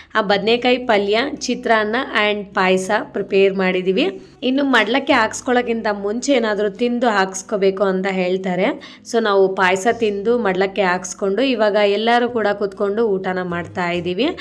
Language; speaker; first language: Kannada; non-native, local second language; Telugu